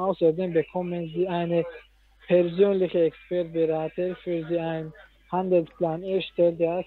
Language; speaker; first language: German; non-native, learner; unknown